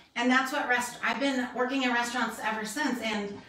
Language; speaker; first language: English; native; English